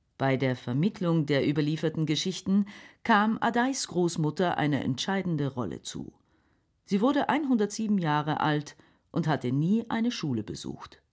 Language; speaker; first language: German; native; German